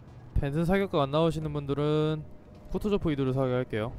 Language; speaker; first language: Korean; native; Korean